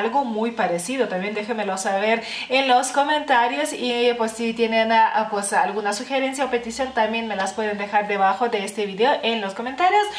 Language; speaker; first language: Spanish; non-native, fluent; Lithuanian